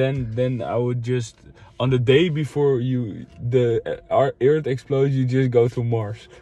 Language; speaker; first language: English; non-native, fluent; Dutch